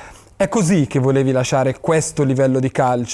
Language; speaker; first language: Italian; native; Italian